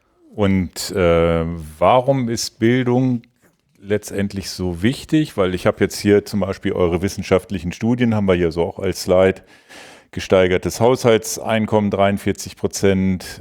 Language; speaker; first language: German; native; German